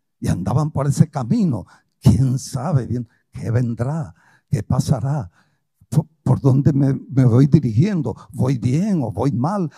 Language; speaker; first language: Spanish; early bilingual, other home language; Portuguese